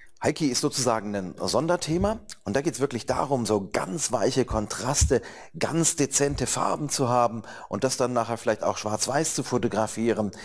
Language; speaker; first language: German; native; German